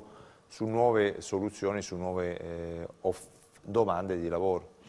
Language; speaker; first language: Italian; native; Italian